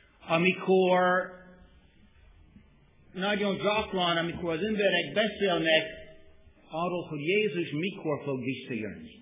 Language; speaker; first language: Hungarian; non-native, fluent; English